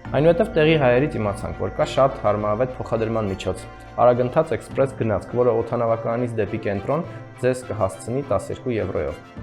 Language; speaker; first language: Armenian; native; Armenian